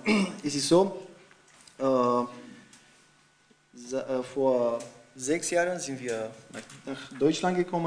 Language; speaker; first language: German; non-native, fluent; Romanian